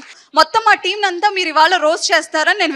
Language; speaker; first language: Telugu; native; Telugu